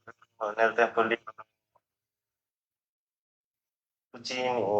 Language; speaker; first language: Italian; non-native, learner; Bangla